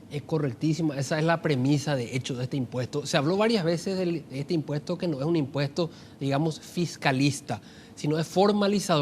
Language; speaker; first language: Spanish; native; Spanish